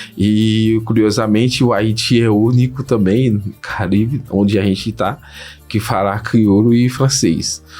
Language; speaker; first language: Portuguese; non-native, fluent; Haitian Creole